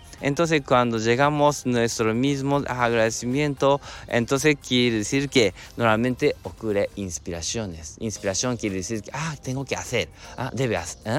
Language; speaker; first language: Spanish; non-native, learner; Japanese